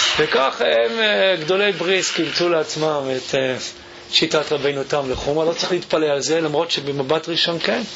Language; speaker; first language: Hebrew; early bilingual, other home language; English